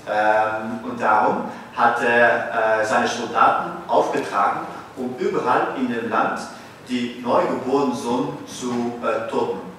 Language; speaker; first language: German; non-native, fluent; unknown